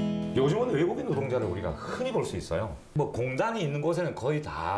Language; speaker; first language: Korean; native; Korean